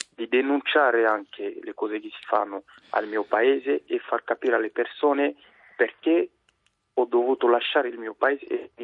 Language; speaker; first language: Italian; non-native, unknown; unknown